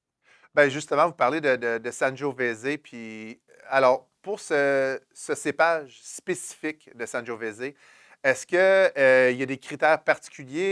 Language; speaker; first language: French; native; French